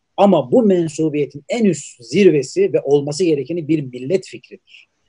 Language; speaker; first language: Turkish; native; Turkish